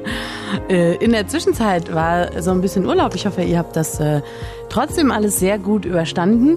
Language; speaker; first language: German; native; German